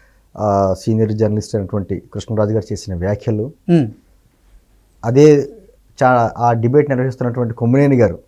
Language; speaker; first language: Telugu; native; Telugu